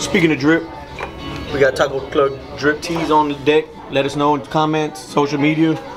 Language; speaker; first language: English; early bilingual, other home language; Spanish